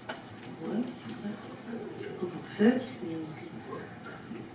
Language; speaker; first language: French; non-native, learner; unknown